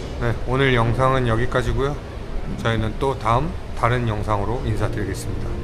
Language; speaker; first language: Korean; native; Korean